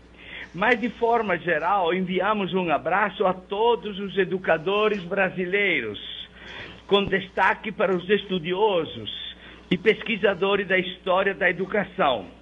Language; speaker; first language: Portuguese; non-native, fluent; Italian